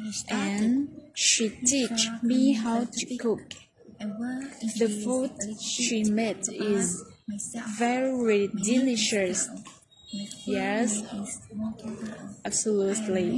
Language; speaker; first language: English; non-native, learner; Vietnamese